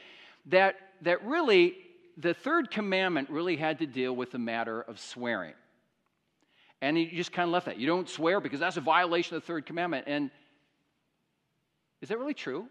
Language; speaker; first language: English; native; English